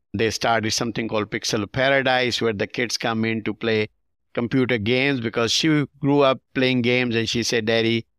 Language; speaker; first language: English; non-native, local second language; Urdu